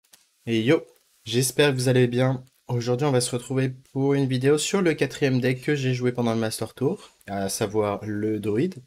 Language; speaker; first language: French; native; French